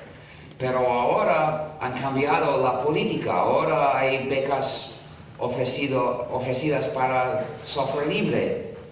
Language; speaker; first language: Spanish; non-native, fluent; English